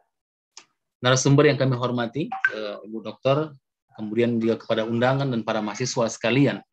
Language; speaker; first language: Indonesian; native; Indonesian